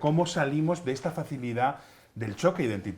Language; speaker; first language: Spanish; native; Spanish